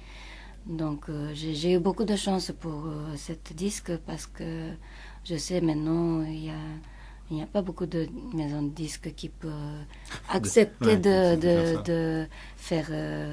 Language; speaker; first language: French; non-native, fluent; Japanese